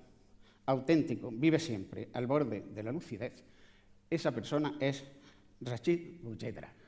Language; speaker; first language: Spanish; native; Spanish